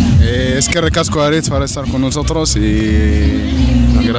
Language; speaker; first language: Spanish; non-native, learner; Arabic